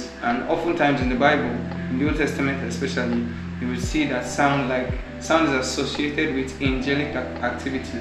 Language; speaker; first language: English; non-native, local second language; Bini